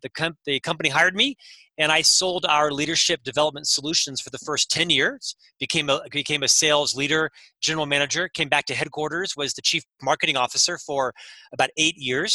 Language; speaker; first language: English; native; English